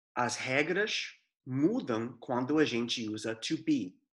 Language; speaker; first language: Portuguese; non-native, fluent; English